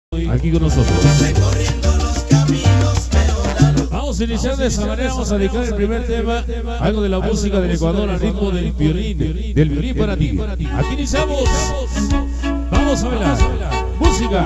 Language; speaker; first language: Spanish; native; Spanish